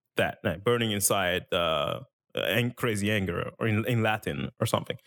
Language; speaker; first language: English; non-native, fluent; Italian